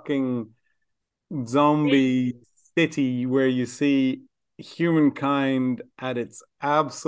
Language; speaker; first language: English; native; English